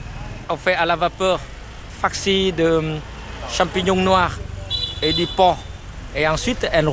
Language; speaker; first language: French; non-native, fluent; Vietnamese